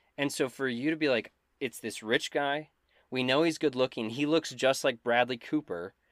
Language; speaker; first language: English; native; English